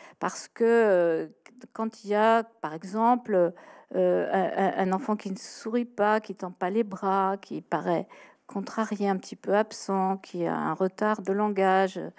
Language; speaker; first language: French; native; French